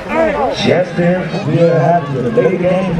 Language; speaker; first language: English; native; English